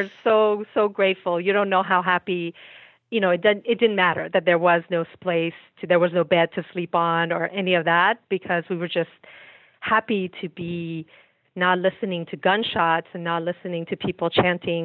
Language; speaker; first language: English; early bilingual, other home language; Persian